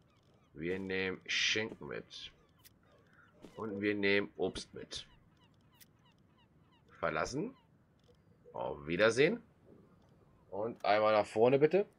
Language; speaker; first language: German; native; German